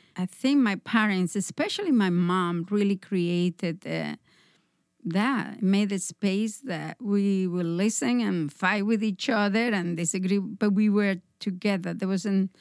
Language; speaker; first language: English; non-native, fluent; Spanish